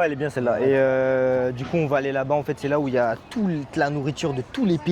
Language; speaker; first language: French; native; French